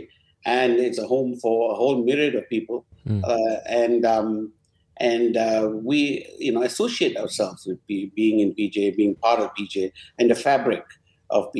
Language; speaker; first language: English; non-native, local second language; Tamil